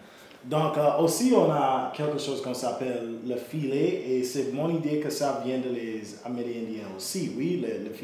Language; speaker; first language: French; non-native, local second language; English